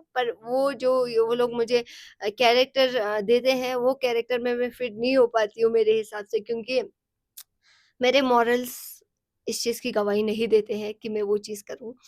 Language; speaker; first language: Hindi; non-native, local second language; Sicilian